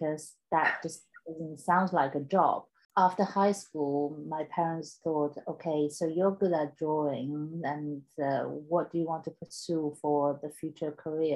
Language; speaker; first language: English; non-native, fluent; Chinese